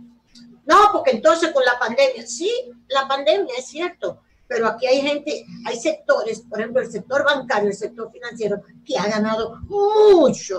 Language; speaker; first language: Spanish; native; Spanish